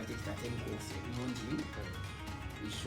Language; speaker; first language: Japanese; native; Japanese